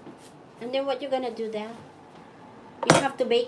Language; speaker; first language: English; non-native, local second language; Filipino